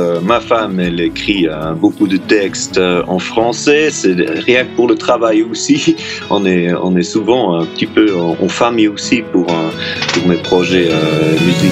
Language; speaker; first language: French; non-native, local second language; German